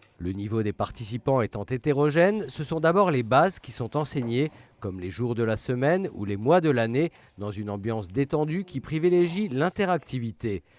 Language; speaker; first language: French; native; French